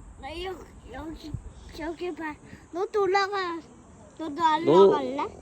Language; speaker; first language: Korean; early bilingual, other home language; Uzbek